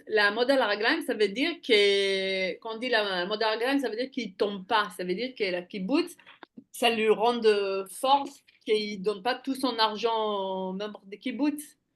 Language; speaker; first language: French; non-native, fluent; Hebrew